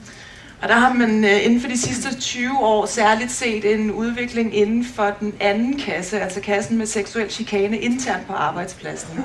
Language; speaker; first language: Danish; native; Danish